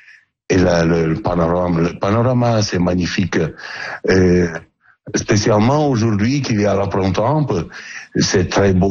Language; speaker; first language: French; non-native, learner; Italian